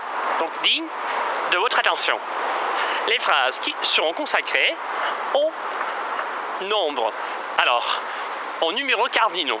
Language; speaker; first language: French; non-native, fluent; Russian